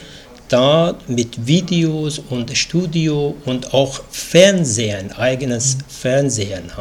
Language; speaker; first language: German; non-native, fluent; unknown